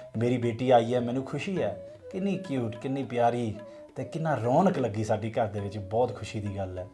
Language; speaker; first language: Punjabi; non-native, fluent; English